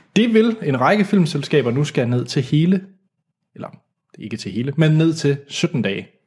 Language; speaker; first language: Danish; native; Danish